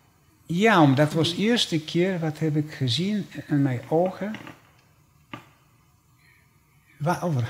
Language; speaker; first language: Dutch; non-native, fluent; Polish